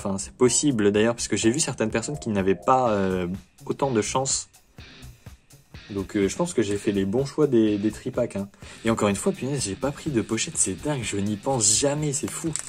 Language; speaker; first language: French; native; French